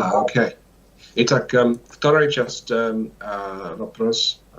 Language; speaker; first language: Russian; non-native, learner; English